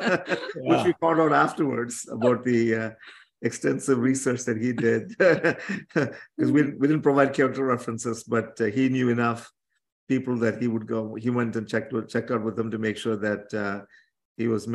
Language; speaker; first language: English; non-native, local second language; Tamil